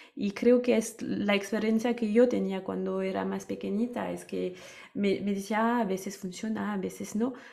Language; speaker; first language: Spanish; non-native, fluent; French